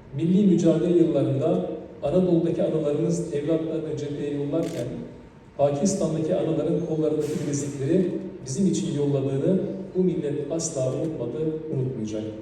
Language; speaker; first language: Turkish; native; Turkish